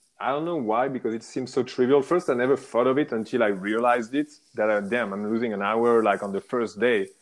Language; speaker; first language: English; non-native, fluent; French